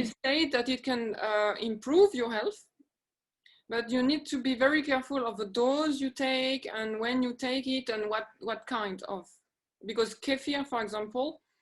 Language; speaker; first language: English; non-native, fluent; French